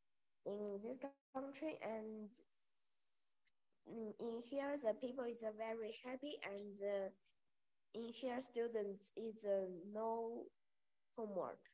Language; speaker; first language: English; non-native, learner; Spanish